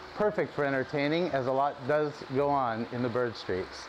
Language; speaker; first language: English; native; English